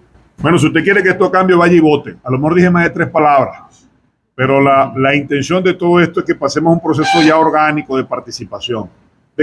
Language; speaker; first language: Spanish; native; Spanish